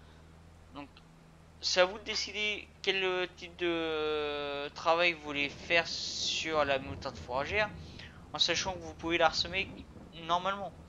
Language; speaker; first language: French; native; French